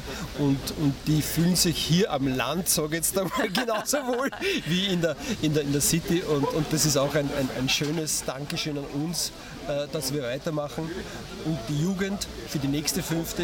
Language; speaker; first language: German; native; German